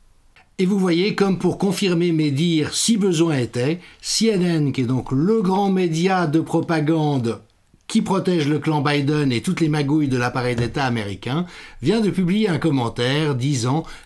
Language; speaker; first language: French; native; French